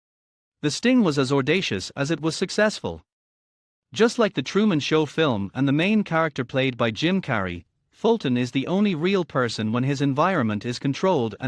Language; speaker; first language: English; native; English